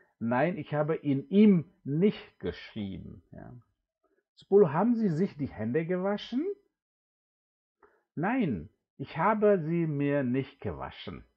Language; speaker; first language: German; non-native, fluent; Indonesian